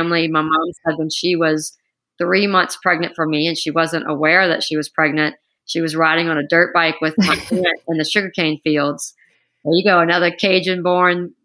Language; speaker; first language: English; native; English